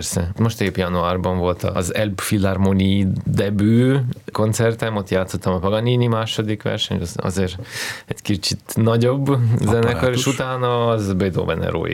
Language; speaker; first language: Hungarian; non-native, fluent; Russian